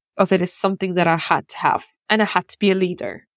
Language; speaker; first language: English; non-native, fluent; Russian